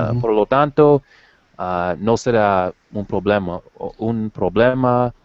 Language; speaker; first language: Spanish; non-native, learner; English